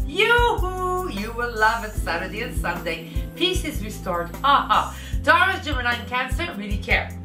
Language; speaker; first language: English; native; English